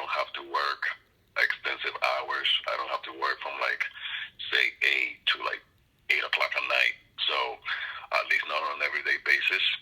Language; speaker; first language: English; non-native, fluent; Spanish